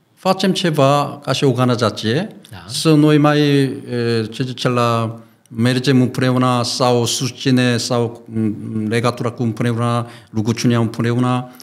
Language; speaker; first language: Romanian; non-native, learner; Korean